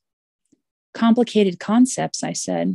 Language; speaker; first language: English; native; English